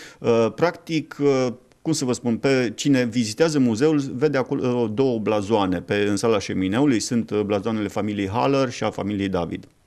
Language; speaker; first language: Romanian; native; Romanian